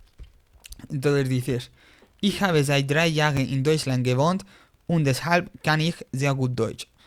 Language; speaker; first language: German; non-native, fluent; Spanish